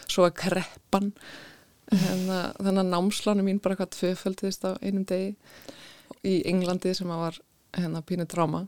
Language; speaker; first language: Icelandic; native; Icelandic